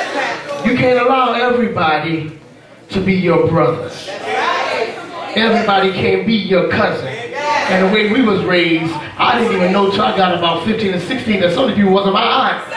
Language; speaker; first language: English; native; English